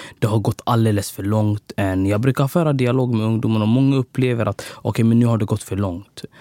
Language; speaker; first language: Swedish; early bilingual, other home language; Somali